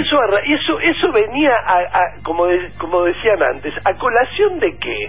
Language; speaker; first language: Spanish; native; Spanish